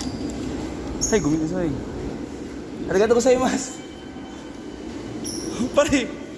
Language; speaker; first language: Japanese; non-native, learner; Cebuano